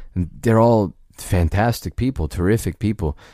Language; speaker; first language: English; native; English